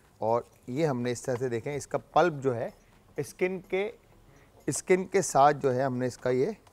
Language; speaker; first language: Urdu; native; Urdu